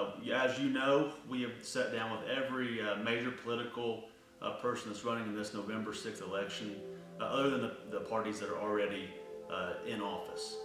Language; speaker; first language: English; native; English